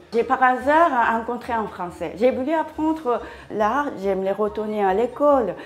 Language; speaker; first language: French; non-native, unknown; Japanese